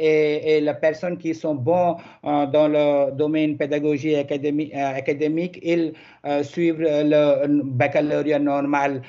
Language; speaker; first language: French; non-native, learner; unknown